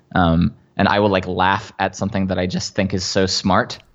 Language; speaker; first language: English; native; English